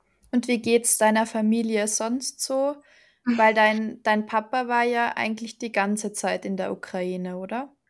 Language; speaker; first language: German; native; German